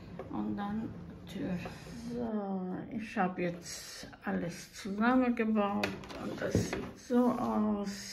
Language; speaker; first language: German; non-native, fluent; Croatian